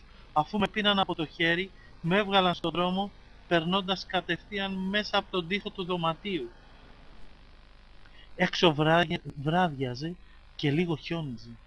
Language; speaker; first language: Greek; native; Greek